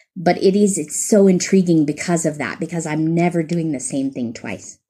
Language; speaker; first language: English; native; English